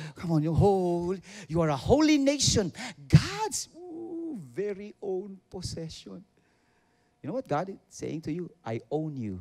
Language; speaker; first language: English; non-native, local second language; Filipino